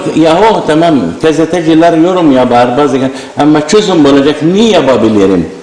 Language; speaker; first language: Turkish; non-native, learner; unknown